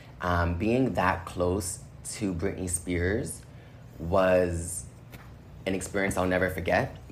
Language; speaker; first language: English; native; English